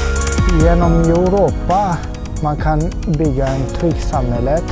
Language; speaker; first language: Swedish; non-native, learner; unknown